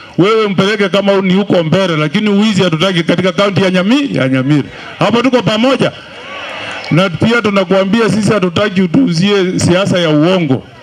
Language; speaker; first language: Swahili; non-native, local second language; Gusii